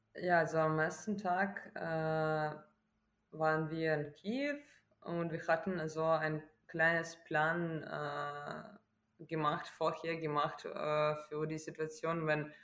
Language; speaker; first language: German; non-native, fluent; Ukrainian